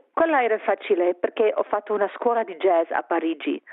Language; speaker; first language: Italian; non-native, learner; Swiss German